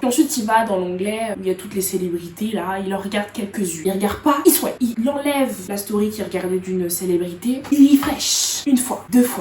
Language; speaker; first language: French; native; French